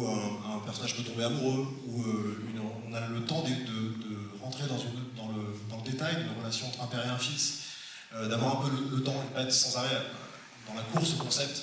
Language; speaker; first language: French; native; French